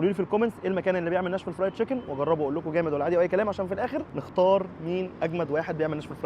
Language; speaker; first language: Arabic; native; Arabic